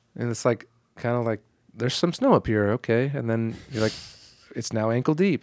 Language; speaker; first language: English; native; English